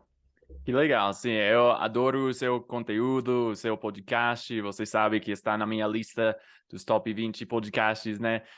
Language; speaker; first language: Portuguese; non-native, fluent; English